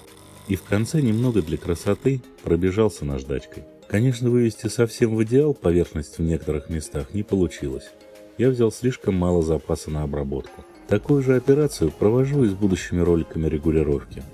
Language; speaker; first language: Russian; native; Russian